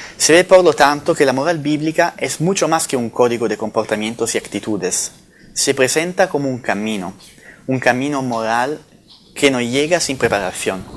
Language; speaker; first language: Spanish; non-native, fluent; Italian